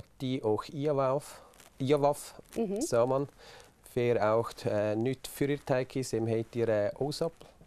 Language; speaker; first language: Icelandic; non-native, learner; German